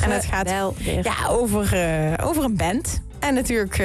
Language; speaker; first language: Dutch; native; Dutch